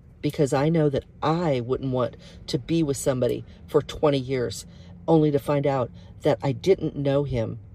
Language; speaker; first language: English; native; English